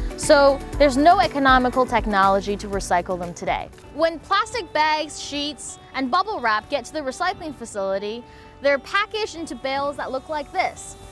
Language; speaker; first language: English; native; English